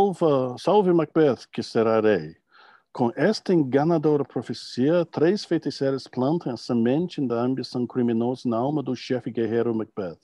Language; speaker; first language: Portuguese; non-native, fluent; English